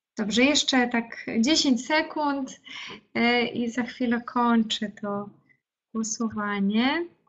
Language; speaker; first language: Polish; native; Polish